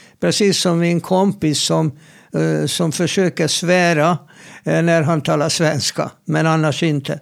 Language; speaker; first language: Swedish; non-native, fluent; Hungarian